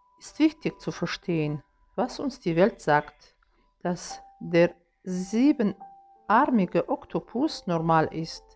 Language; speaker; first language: German; non-native, fluent; Russian